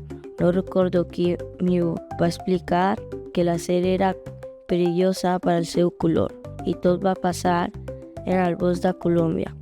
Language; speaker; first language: Catalan; non-native, learner; Spanish